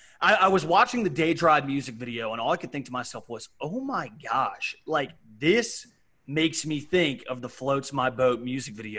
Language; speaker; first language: English; native; English